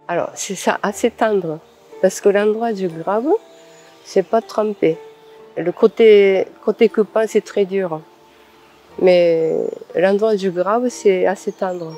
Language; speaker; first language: French; non-native, fluent; Japanese